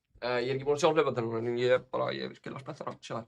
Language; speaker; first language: Icelandic; native; Icelandic